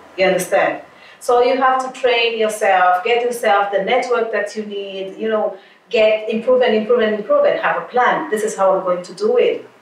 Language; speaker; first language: English; non-native, fluent; Portuguese